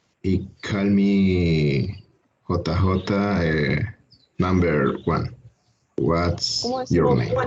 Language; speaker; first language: English; non-native, learner; Spanish